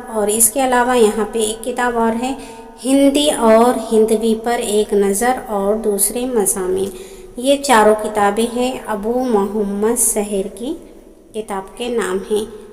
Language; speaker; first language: Urdu; native; Urdu